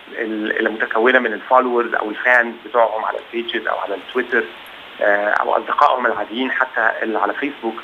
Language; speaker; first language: Arabic; native; Arabic